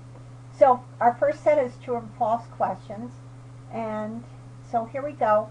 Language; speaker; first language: English; native; English